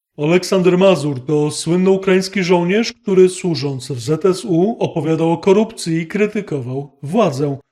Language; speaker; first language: Polish; native; Polish